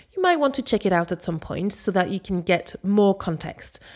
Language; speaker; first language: English; non-native, fluent; French